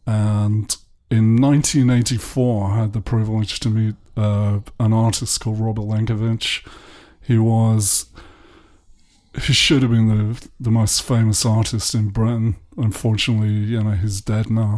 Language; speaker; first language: English; native; English